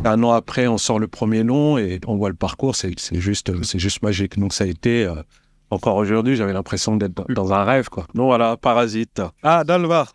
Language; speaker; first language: French; native; French